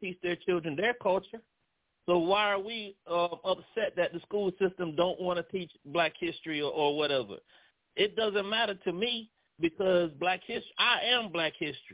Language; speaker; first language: English; native; English